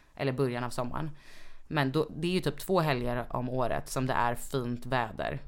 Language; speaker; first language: Swedish; native; Swedish